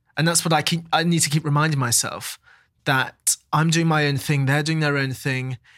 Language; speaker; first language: English; native; English